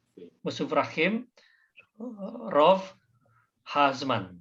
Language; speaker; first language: Hebrew; non-native, learner; Indonesian